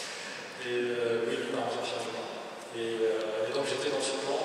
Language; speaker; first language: French; non-native, local second language; Malagasy